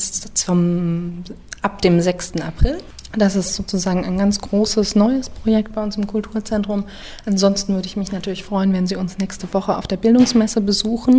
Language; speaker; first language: German; native; German